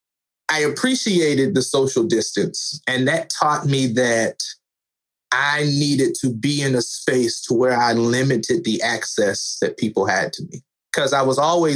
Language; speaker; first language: English; native; English